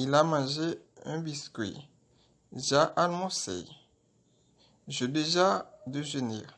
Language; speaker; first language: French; non-native, local second language; Haitian Creole